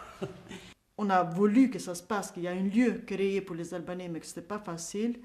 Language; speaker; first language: French; non-native, fluent; Albanian